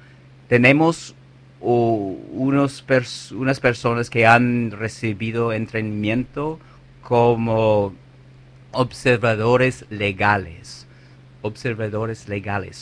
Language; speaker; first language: Spanish; non-native, fluent; English